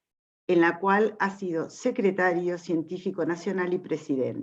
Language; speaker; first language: Spanish; native; Spanish